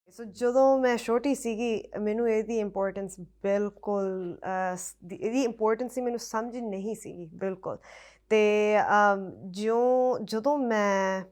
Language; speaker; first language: Punjabi; early bilingual, heritage; Punjabi